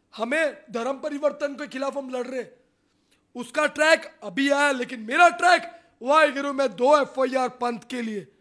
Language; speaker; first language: Hindi; non-native, local second language; Punjabi